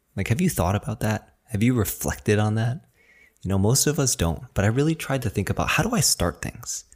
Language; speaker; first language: English; early bilingual, other home language; Chinese